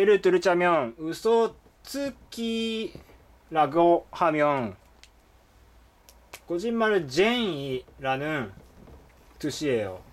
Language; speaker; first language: Korean; non-native, fluent; Japanese